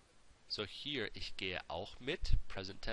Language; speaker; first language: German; non-native, fluent; English